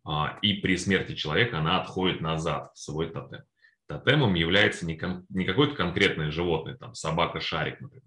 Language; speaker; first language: Russian; native; Russian